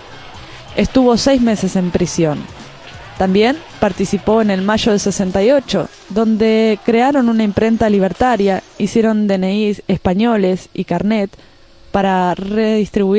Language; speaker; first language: Spanish; native; Spanish